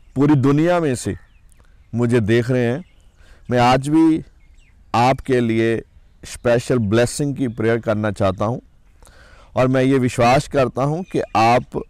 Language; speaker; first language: Hindi; non-native, local second language; Punjabi